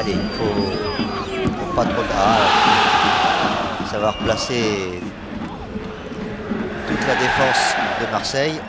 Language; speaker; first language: French; native; French